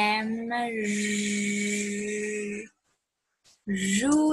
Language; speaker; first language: French; non-native, fluent; English